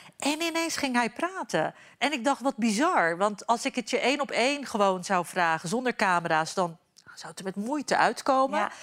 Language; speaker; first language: Dutch; early bilingual, other home language; Turkish